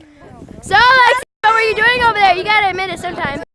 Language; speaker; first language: English; native; English